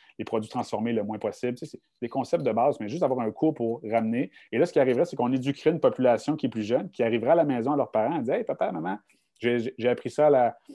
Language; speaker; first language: French; native; French